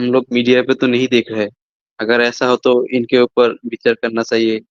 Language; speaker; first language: Hindi; non-native, fluent; Bangla